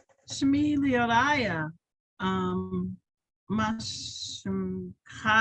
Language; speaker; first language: Hebrew; non-native, learner; English